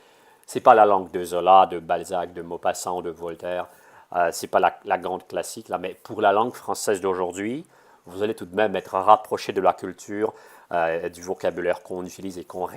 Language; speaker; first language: French; non-native, fluent; Russian